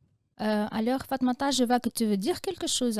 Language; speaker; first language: French; non-native, fluent; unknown